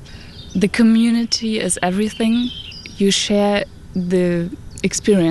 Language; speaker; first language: English; non-native, fluent; German